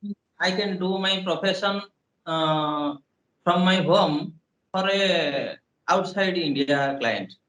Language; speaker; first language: English; non-native, learner; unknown